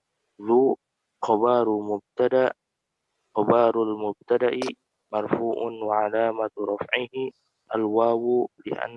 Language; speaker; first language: Arabic; non-native, learner; Indonesian